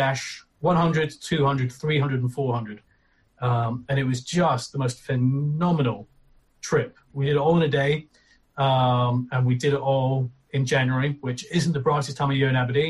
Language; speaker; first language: English; native; English